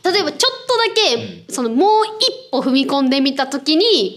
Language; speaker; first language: Japanese; native; Japanese